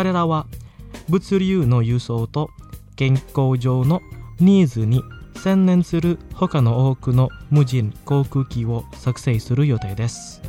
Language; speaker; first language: Japanese; non-native, fluent; Indonesian